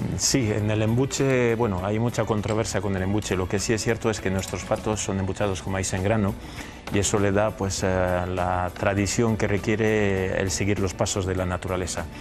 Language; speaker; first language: Spanish; early bilingual, heritage; Spanish